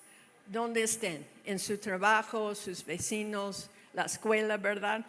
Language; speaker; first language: Spanish; non-native, fluent; English